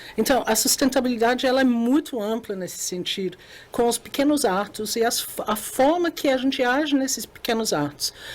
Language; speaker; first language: Portuguese; non-native, fluent; English